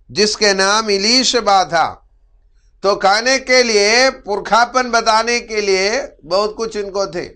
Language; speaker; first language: Hindi; non-native, local second language; Malayalam